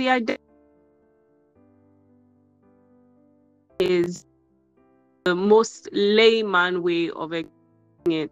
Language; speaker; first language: English; non-native, local second language; Yoruba